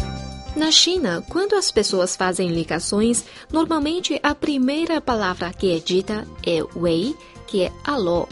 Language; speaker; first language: Portuguese; non-native, fluent; Chinese